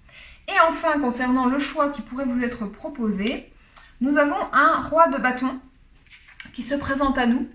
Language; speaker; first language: French; native; French